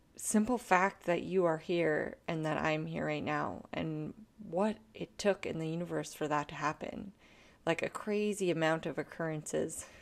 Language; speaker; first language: English; native; English